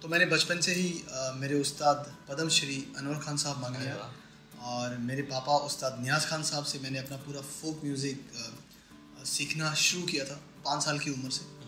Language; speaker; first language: Hindi; non-native, local second language; Marwari